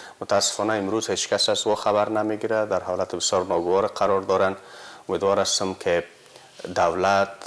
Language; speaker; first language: Persian; native; Persian